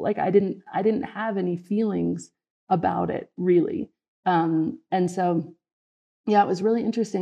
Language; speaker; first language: English; native; English